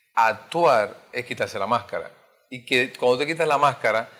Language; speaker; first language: Spanish; native; Spanish